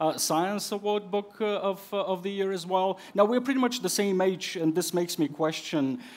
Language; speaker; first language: English; non-native, fluent; Bulgarian